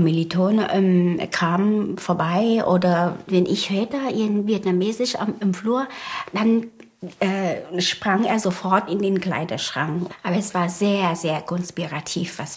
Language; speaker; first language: German; non-native, fluent; Vietnamese